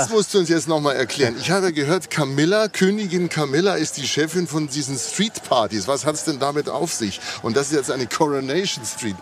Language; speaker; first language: German; native; German